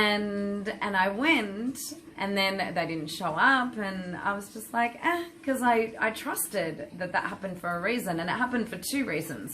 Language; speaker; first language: English; native; English